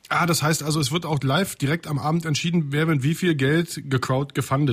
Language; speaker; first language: German; native; German